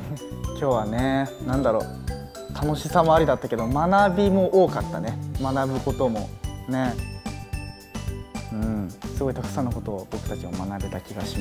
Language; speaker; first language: Japanese; native; Japanese